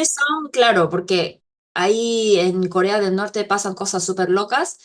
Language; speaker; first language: Spanish; non-native, fluent; Korean